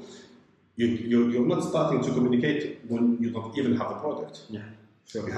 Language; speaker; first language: English; non-native, fluent; Arabic